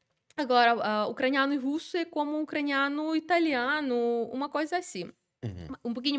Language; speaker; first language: Portuguese; non-native, fluent; Ukrainian